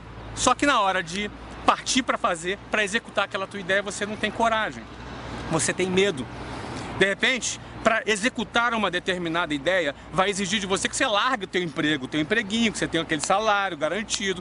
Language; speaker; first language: Portuguese; native; Portuguese